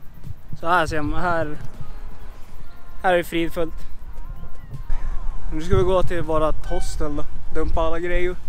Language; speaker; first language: Swedish; native; Swedish